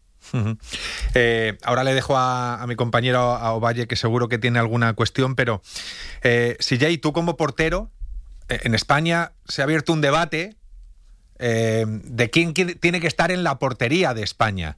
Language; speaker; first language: Spanish; native; Spanish